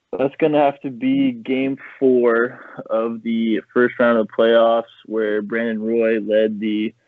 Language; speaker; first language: English; native; English